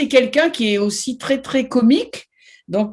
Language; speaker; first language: French; native; French